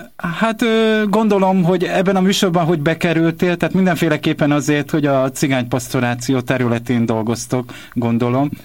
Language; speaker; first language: Hungarian; native; Hungarian